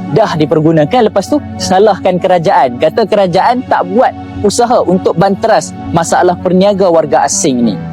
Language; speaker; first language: Malay; native; Malay